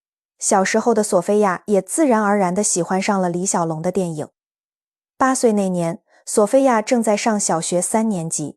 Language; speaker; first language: Chinese; native; Chinese